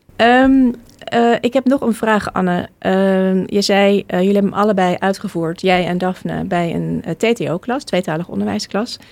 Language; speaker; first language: Dutch; native; Dutch